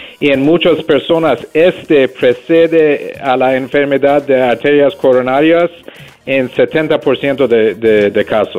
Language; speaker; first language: Spanish; non-native, fluent; English